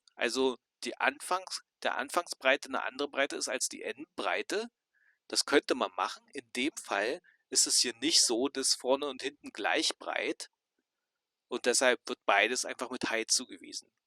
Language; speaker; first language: German; native; German